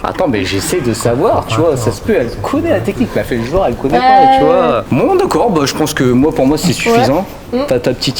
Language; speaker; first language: French; native; French